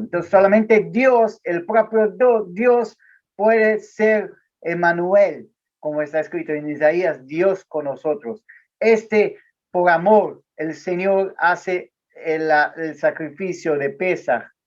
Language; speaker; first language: Spanish; non-native, learner; Portuguese